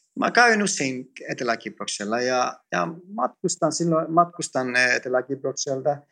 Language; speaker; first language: Finnish; non-native, fluent; Greek